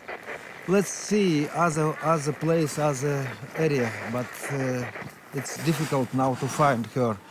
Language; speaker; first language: English; non-native, learner; Russian